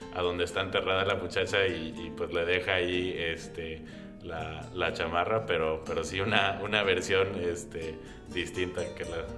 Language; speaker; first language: Spanish; early bilingual, heritage; Spanish